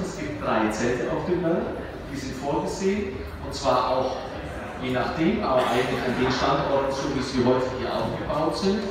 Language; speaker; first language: German; native; German